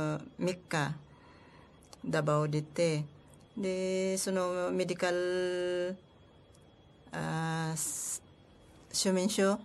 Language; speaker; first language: Japanese; non-native, learner; Filipino